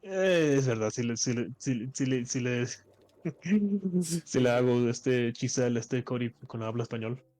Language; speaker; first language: Spanish; early bilingual, heritage; English